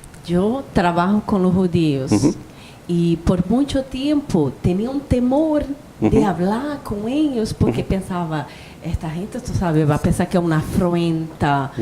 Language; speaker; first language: Spanish; early bilingual, heritage; Spanish